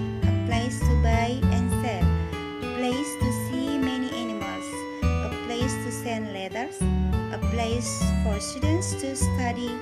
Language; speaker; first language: English; non-native, learner; Indonesian